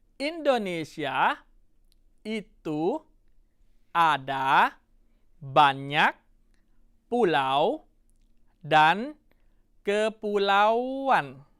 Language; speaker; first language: Indonesian; non-native, fluent; Thai